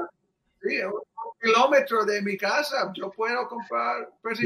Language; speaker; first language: Spanish; early bilingual, heritage; English